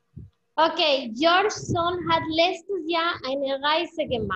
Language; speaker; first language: German; non-native, fluent; Spanish